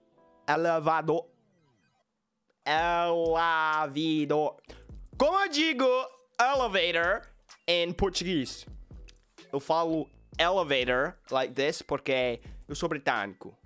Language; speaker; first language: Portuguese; non-native, learner; English